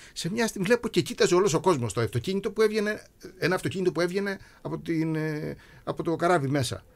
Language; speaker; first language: Greek; native; Greek